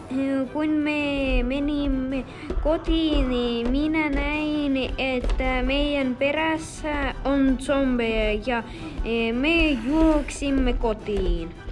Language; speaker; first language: Finnish; non-native, learner; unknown